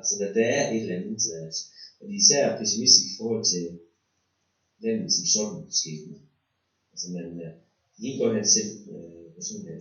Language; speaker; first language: Danish; native; Danish